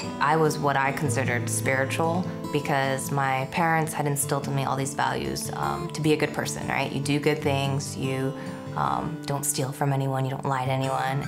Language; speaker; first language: English; native; English